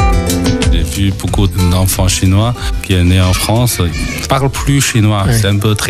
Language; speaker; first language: French; non-native, fluent; Chinese